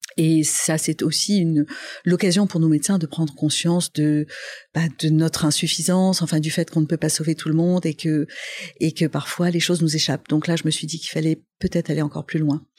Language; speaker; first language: French; non-native, local second language; Arabic